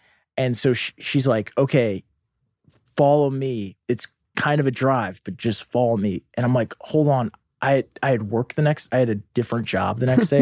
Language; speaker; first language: English; native; English